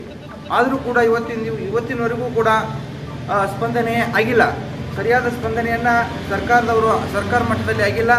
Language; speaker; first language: Kannada; native; Kannada